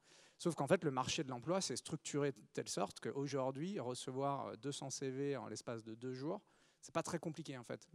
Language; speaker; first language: French; native; French